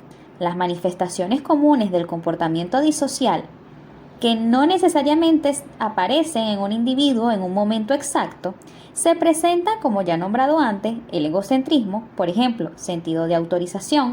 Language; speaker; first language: Spanish; native; Spanish